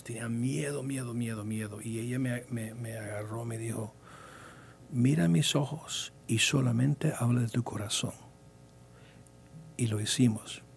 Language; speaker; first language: Spanish; early bilingual, heritage; English